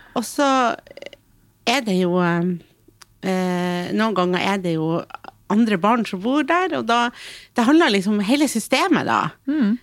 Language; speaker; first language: Norwegian; native; Norwegian